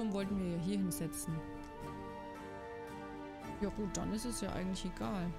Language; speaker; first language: German; native; German